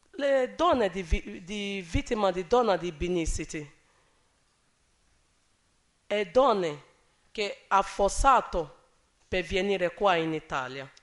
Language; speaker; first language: Italian; non-native, learner; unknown